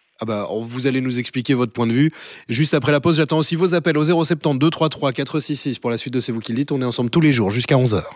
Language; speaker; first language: French; native; French